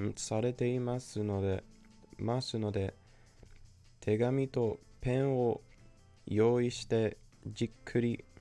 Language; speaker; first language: Japanese; non-native, learner; English